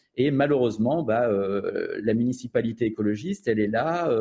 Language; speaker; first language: French; native; French